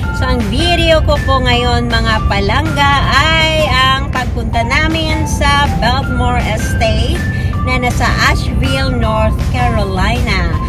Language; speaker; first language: Filipino; non-native, local second language; Hiligaynon